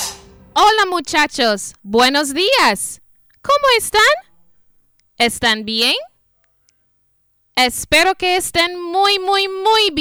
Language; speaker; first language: Spanish; non-native, fluent; English